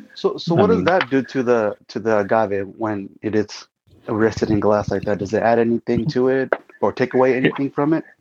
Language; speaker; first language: English; early bilingual, other home language; Spanish